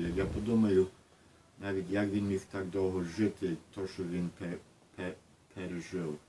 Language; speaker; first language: Ukrainian; early bilingual, heritage; Ukrainian